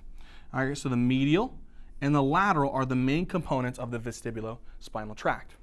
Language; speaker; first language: English; native; English